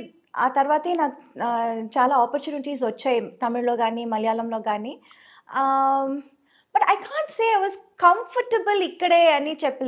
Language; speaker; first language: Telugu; non-native, local second language; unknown